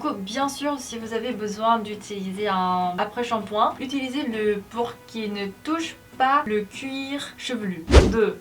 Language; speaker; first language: French; non-native, learner; Korean